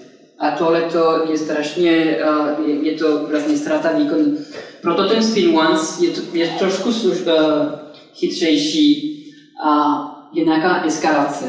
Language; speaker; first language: Czech; non-native, fluent; French